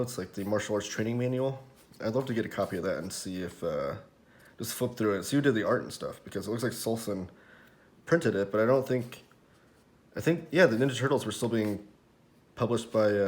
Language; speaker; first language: English; native; English